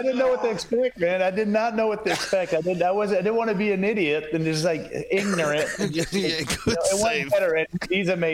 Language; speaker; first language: English; non-native, fluent; French